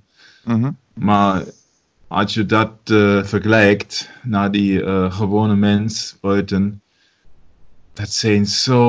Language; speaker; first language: Dutch; non-native, learner; German